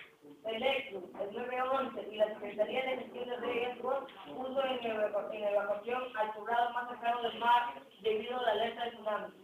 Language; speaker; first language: Spanish; native; Spanish